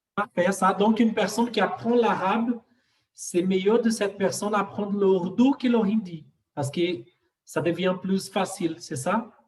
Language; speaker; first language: French; non-native, fluent; Portuguese